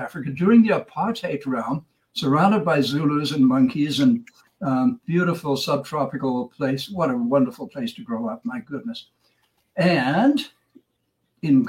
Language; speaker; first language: English; native; English